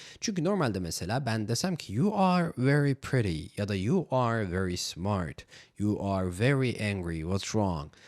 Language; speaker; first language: English; non-native, fluent; Turkish